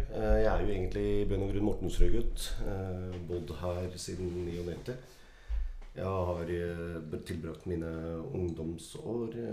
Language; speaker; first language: Norwegian; early bilingual, other home language; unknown